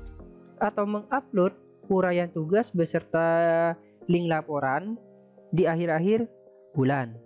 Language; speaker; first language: Indonesian; native; Indonesian